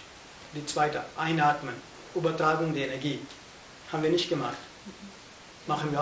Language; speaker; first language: German; non-native, fluent; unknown